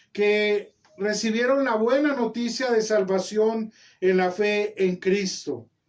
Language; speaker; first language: Spanish; native; Spanish